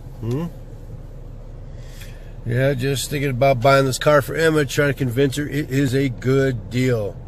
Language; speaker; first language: English; native; English